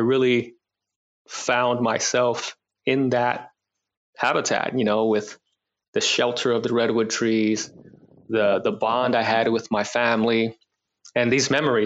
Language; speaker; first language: English; native; English